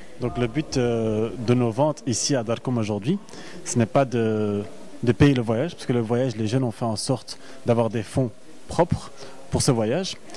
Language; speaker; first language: French; early bilingual, other home language; Arabic